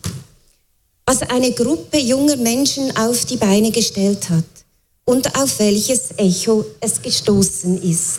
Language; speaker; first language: German; native; German